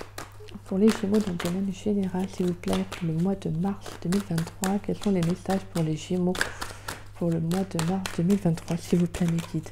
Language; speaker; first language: French; native; French